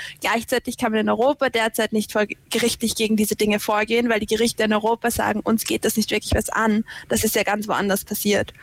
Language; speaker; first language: German; native; German